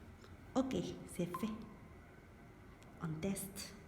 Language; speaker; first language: French; non-native, learner; Chinese